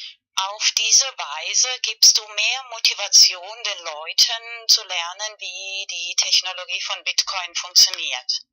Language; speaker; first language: German; non-native, fluent; Spanish